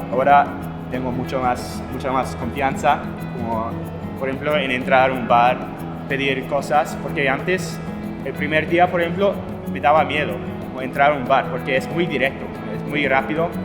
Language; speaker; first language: Spanish; non-native, fluent; English